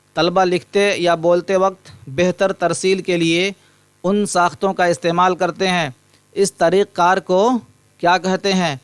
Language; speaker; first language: Urdu; native; Urdu